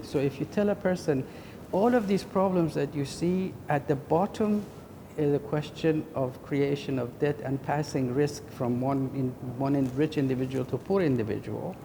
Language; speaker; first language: English; non-native, fluent; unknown